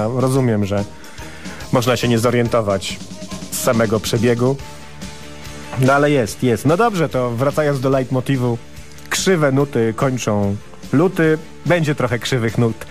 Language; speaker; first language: Polish; native; Polish